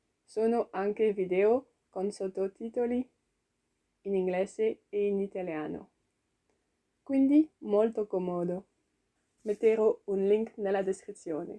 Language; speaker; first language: Italian; non-native, learner; French